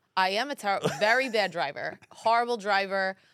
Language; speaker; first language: English; early bilingual, other home language; Italian